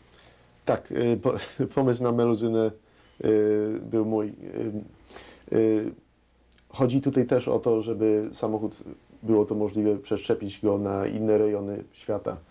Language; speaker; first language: Polish; early bilingual, heritage; Polish